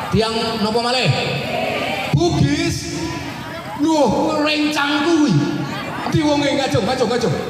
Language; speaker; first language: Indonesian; non-native, local second language; Buginese